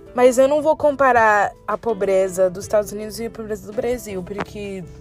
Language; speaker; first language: Portuguese; non-native, fluent; English